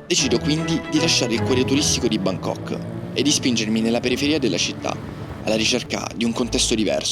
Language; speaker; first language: Italian; native; Italian